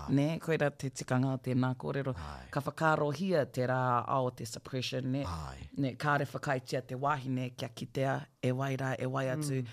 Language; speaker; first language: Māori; non-native, local second language; English